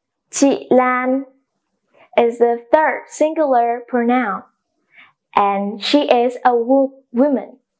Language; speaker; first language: English; non-native, fluent; Vietnamese